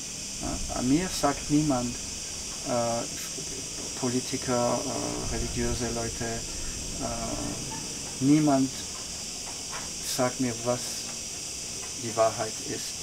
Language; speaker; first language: German; non-native, fluent; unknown